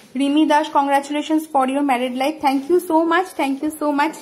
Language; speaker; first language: Hindi; non-native, local second language; Bangla